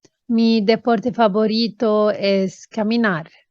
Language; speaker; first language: Spanish; non-native, fluent; English